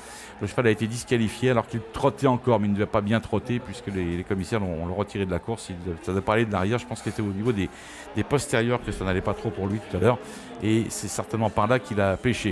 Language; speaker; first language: French; native; French